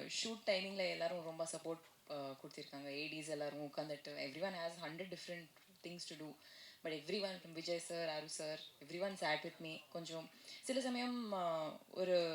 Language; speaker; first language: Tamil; non-native, learner; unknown